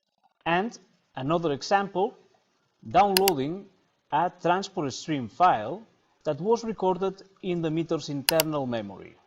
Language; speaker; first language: English; non-native, fluent; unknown